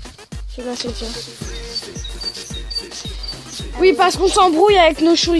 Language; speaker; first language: French; native; French